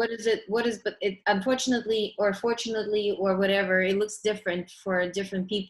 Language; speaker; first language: English; early bilingual, other home language; Russian